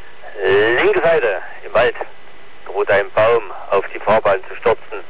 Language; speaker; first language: German; native; German